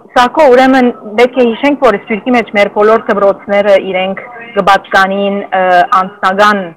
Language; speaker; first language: Armenian; native; Armenian